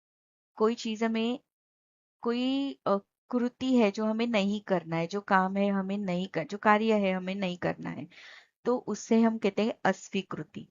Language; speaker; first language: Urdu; non-native, local second language; Marathi